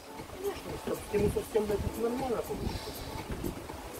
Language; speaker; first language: Russian; non-native, fluent; Lithuanian